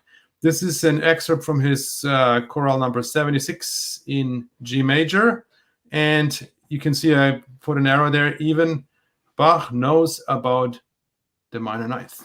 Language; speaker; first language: English; non-native, fluent; German